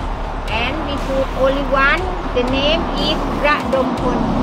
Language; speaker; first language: English; non-native, learner; Thai